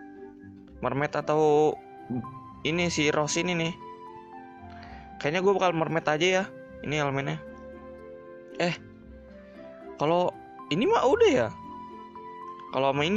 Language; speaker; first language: Indonesian; native; Indonesian